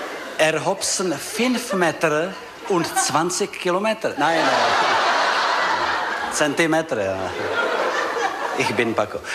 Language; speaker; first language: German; non-native, learner; Czech